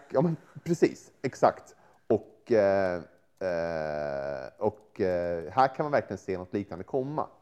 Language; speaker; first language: Swedish; native; Swedish